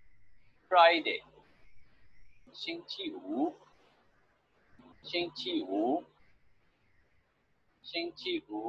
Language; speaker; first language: Chinese; non-native, learner; English